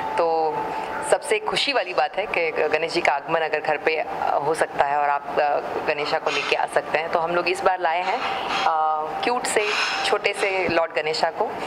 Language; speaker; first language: Hindi; non-native, local second language; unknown